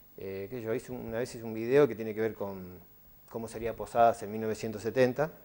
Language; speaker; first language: Spanish; native; Spanish